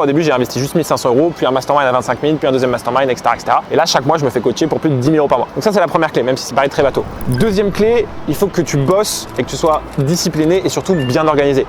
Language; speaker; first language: French; native; French